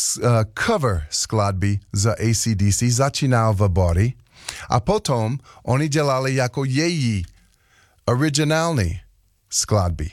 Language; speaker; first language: Czech; non-native, learner; English